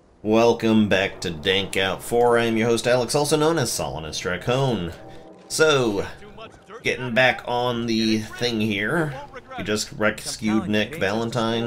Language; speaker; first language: English; native; English